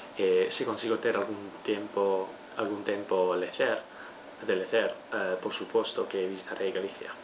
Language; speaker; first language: Spanish; non-native, fluent; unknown